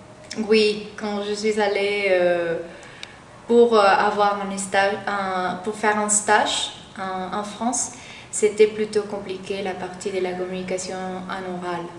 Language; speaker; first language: French; non-native, learner; Spanish